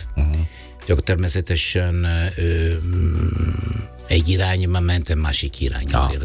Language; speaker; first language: Hungarian; non-native, fluent; Italian